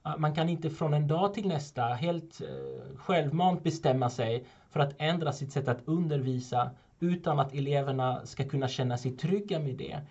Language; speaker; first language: Swedish; non-native, fluent; French